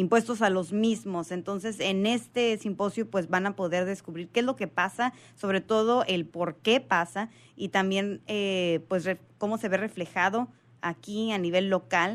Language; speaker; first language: Spanish; native; Spanish